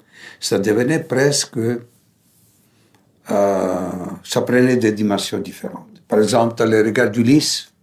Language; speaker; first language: French; non-native, fluent; Greek